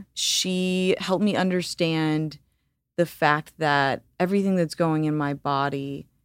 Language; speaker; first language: English; native; English